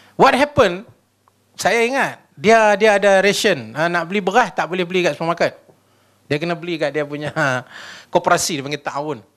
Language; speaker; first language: Malay; native; Malay